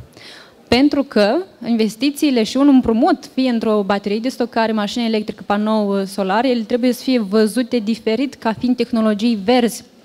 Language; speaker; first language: Romanian; native; Romanian